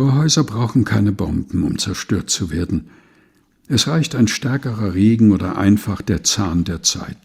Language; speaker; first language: German; non-native, fluent; Portuguese